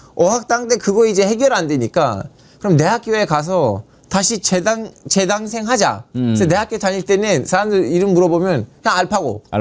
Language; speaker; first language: Korean; non-native, fluent; Kurdish